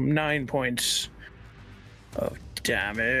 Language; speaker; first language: English; native; English